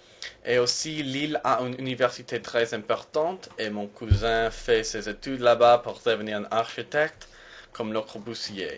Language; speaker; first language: French; non-native, learner; English